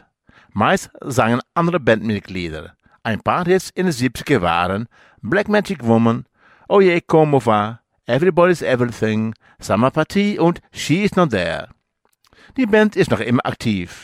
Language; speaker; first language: German; native; German